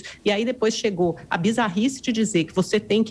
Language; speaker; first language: Portuguese; native; Portuguese